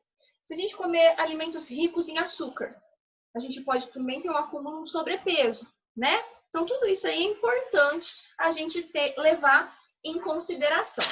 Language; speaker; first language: Portuguese; native; Portuguese